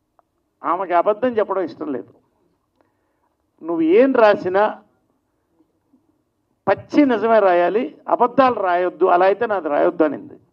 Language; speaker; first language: Telugu; native; Telugu